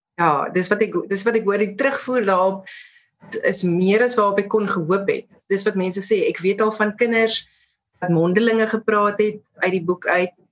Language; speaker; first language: Afrikaans; native; Afrikaans